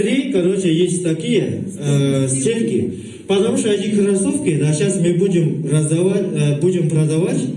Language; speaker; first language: Russian; non-native, local second language; Kazakh